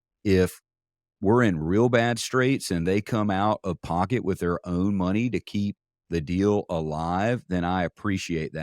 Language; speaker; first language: English; native; English